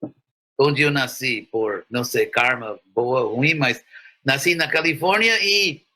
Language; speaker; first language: Portuguese; non-native, fluent; English